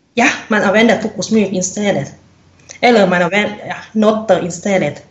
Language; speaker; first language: Swedish; non-native, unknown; Thai